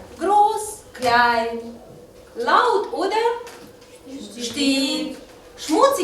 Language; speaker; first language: German; non-native, fluent; Russian